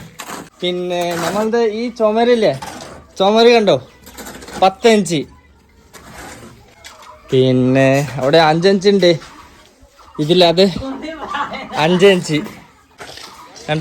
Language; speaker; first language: Malayalam; non-native, learner; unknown